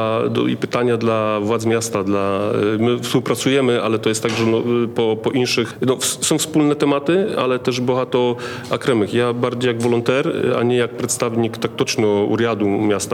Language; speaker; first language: Polish; non-native, learner; Ukrainian